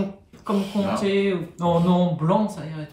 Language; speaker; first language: French; non-native, fluent; Japanese